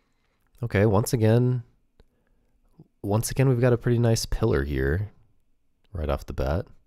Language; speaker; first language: English; native; English